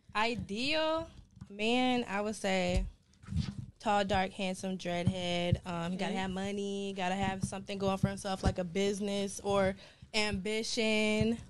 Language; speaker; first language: English; native; English